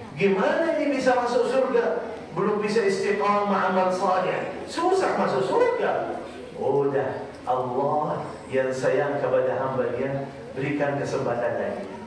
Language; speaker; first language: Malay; non-native, fluent; Arabic